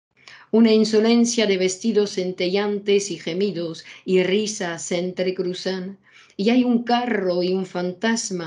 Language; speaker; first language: Spanish; native; Spanish